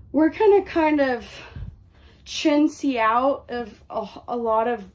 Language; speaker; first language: English; native; English